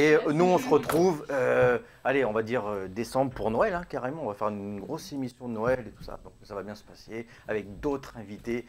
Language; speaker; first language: French; native; French